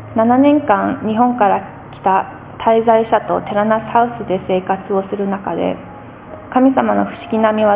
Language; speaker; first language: Japanese; non-native, fluent; English